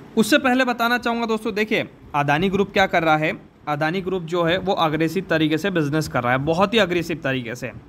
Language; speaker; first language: Hindi; native; Hindi